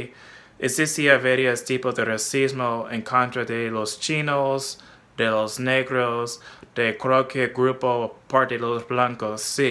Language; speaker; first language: Spanish; non-native, fluent; English